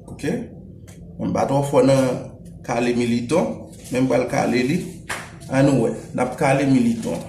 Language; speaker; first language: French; non-native, local second language; Haitian Creole